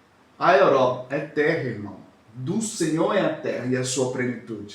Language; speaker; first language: Portuguese; native; Portuguese